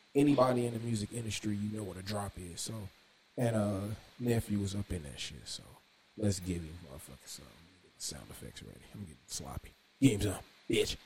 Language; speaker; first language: English; native; English